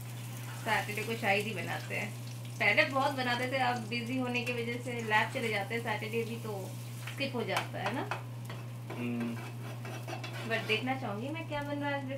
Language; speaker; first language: Hindi; native; Hindi